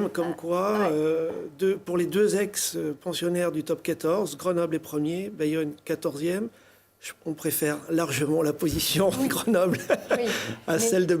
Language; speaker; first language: French; native; French